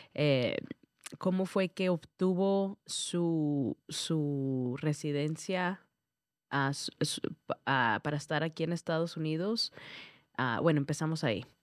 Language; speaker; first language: Spanish; early bilingual, heritage; Spanish